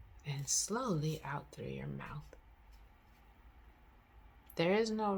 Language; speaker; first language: English; native; English